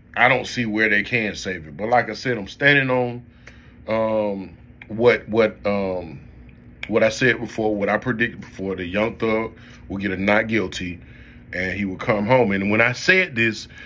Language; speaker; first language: English; native; English